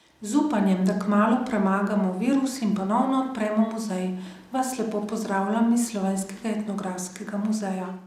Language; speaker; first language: Slovenian; native; Slovenian